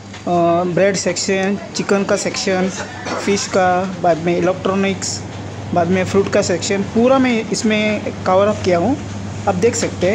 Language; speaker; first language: Hindi; non-native, local second language; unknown